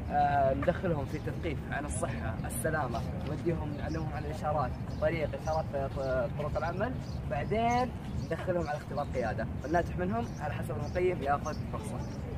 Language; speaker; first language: Arabic; native; Arabic